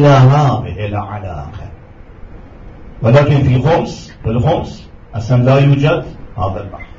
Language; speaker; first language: Arabic; non-native, fluent; Persian